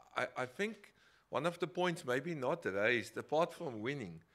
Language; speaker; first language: English; non-native, local second language; Afrikaans